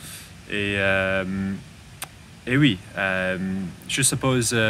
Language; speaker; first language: French; non-native, learner; English